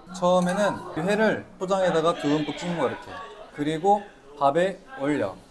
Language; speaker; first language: Korean; native; Korean